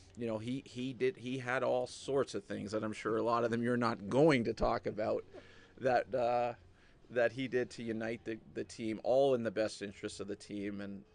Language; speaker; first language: English; native; English